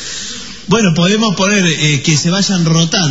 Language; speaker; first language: Spanish; native; Spanish